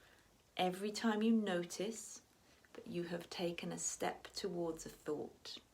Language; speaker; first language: English; native; English